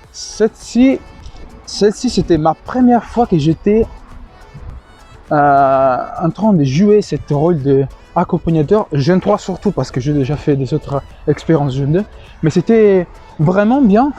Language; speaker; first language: French; non-native, fluent; Spanish